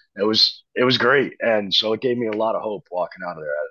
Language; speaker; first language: English; native; English